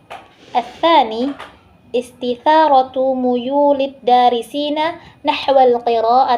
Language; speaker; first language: Arabic; non-native, learner; Indonesian